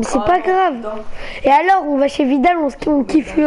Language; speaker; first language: French; native; French